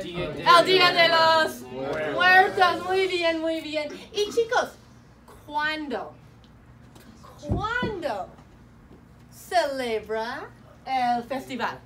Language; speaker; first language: Spanish; non-native, fluent; English